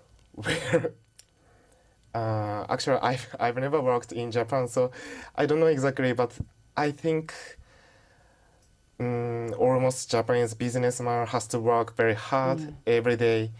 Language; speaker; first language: English; non-native, learner; Japanese